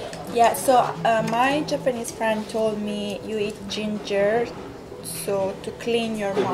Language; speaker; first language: English; non-native, fluent; Italian